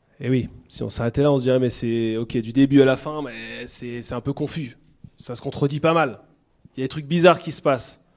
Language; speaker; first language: French; native; French